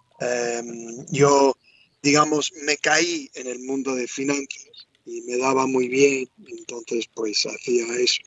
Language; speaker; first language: Spanish; non-native, fluent; English